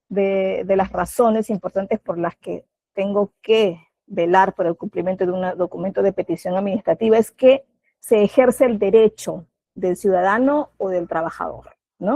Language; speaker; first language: Spanish; native; Spanish